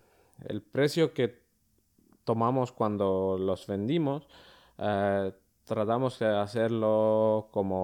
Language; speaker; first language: Spanish; early bilingual, other home language; Finnish